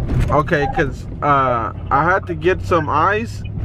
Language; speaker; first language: English; early bilingual, other home language; Spanish